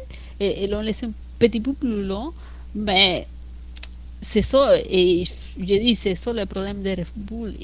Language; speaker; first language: French; non-native, fluent; Spanish